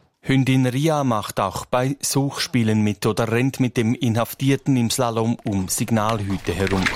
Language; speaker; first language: German; native; German